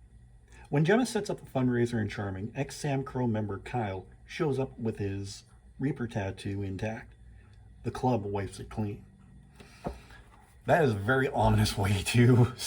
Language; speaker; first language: English; native; English